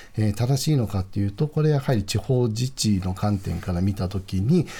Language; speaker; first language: Japanese; native; Japanese